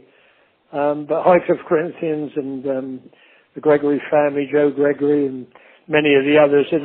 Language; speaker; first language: English; native; English